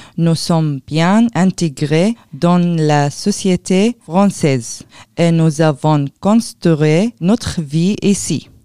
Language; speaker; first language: French; non-native, learner; Arabic